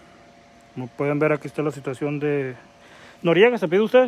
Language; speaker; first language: Spanish; native; Spanish